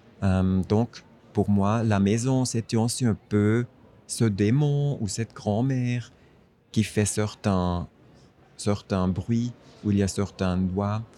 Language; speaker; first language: French; non-native, fluent; German